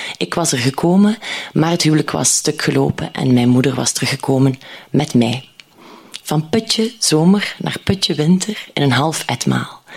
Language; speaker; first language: Dutch; native; Dutch